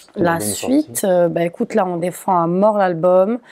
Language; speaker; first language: French; native; French